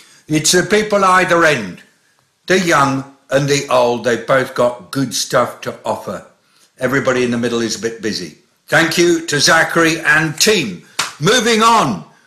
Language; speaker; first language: English; native; English